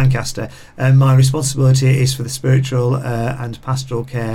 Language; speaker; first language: English; native; English